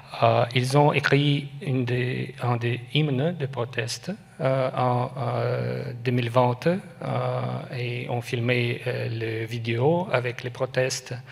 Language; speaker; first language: French; non-native, learner; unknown